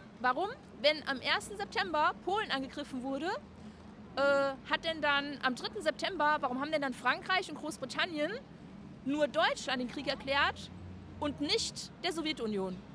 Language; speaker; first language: German; native; German